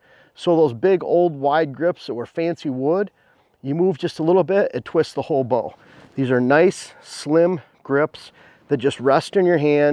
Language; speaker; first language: English; native; English